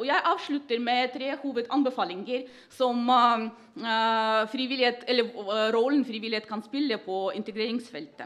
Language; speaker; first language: Norwegian; non-native, fluent; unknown